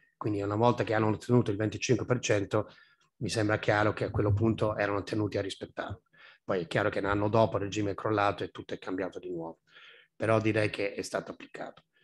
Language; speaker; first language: Italian; non-native, fluent; English